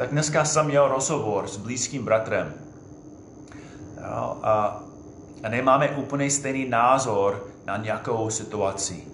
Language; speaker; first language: Czech; non-native, fluent; English